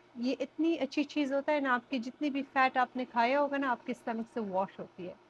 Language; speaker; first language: Urdu; non-native, fluent; Persian